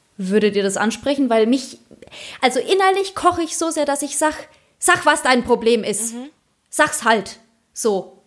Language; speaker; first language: German; early bilingual, other home language; Polish